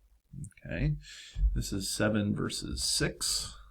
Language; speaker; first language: English; native; English